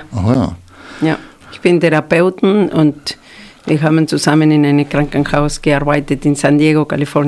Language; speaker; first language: German; non-native, fluent; Spanish